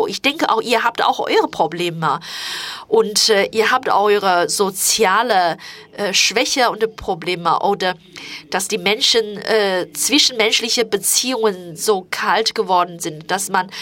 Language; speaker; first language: German; non-native, fluent; Chinese